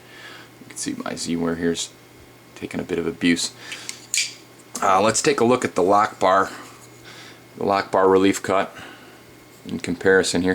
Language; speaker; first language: English; native; English